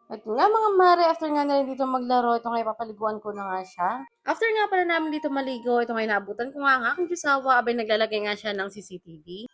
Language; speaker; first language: Filipino; non-native, local second language; Bikol